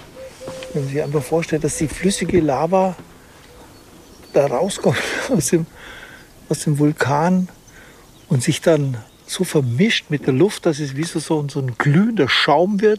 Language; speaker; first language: German; native; German